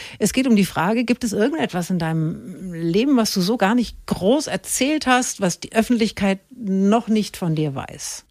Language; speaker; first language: German; native; German